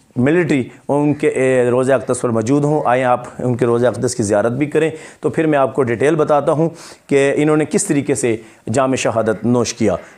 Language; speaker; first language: Urdu; non-native, local second language; Punjabi